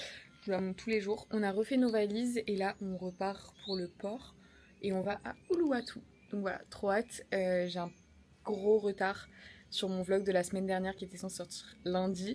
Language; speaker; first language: French; native; French